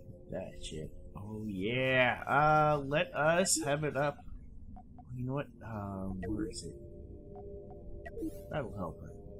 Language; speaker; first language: English; early bilingual, other home language; French